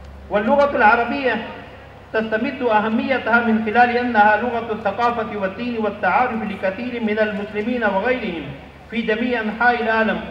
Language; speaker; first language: Arabic; non-native, fluent; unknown